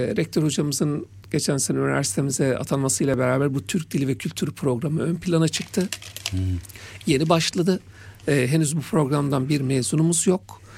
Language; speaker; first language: Turkish; native; Turkish